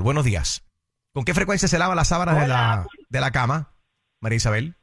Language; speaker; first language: Spanish; native; Spanish